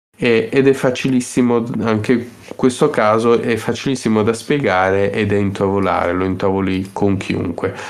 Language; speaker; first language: Italian; native; Italian